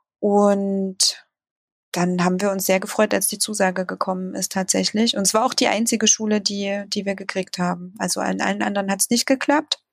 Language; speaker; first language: German; native; German